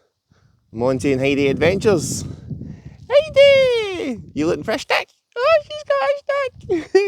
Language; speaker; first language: English; native; English